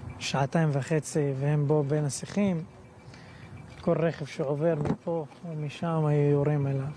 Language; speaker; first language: Hebrew; non-native, local second language; Arabic